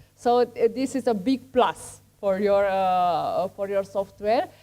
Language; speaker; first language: English; non-native, fluent; Romanian